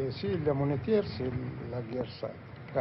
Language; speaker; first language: French; non-native, learner; Arabic